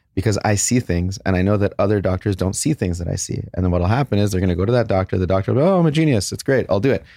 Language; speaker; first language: English; native; English